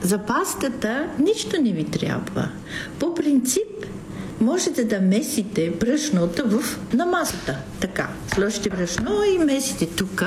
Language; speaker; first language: Bulgarian; non-native, fluent; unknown